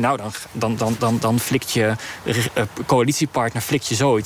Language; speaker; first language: Dutch; native; Dutch